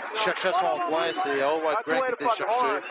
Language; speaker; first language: French; native; French